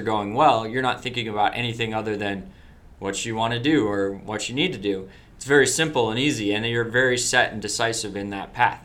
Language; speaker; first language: English; native; English